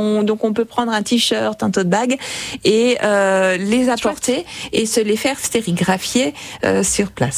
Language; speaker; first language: French; native; French